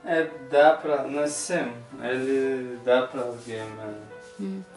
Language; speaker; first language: Portuguese; non-native, learner; Russian